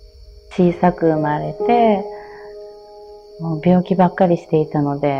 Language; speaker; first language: Japanese; native; Japanese